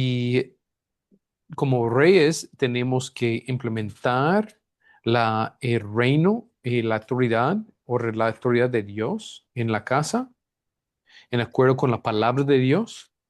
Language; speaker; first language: Spanish; non-native, fluent; English